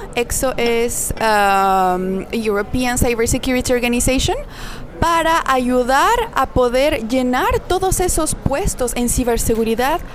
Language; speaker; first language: Spanish; native; Spanish